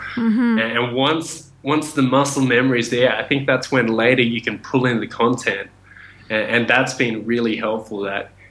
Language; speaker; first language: English; native; English